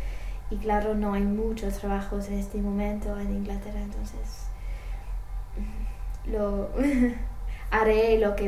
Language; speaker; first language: Spanish; non-native, learner; English